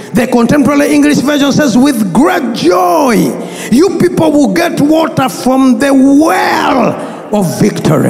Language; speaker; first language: English; non-native, local second language; Ganda